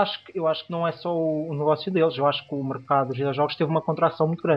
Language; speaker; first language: Portuguese; native; Portuguese